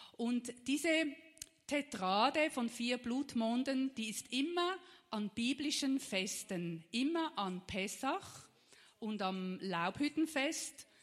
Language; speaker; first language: German; native; German